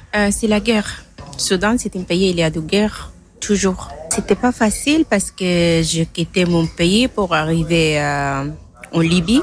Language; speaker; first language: French; non-native, learner; Arabic